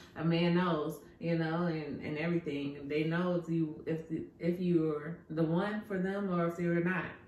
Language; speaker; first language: English; native; English